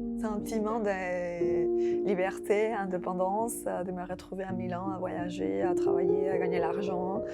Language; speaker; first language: French; non-native, fluent; Spanish